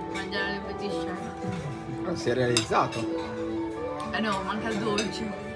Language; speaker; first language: Italian; native; Italian